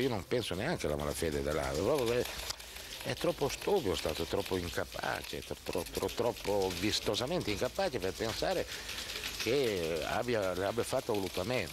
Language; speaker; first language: Italian; native; Italian